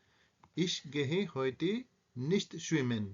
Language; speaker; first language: German; non-native, learner; Hindi